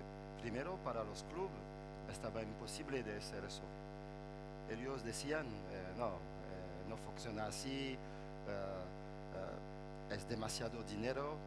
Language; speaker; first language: Spanish; non-native, fluent; French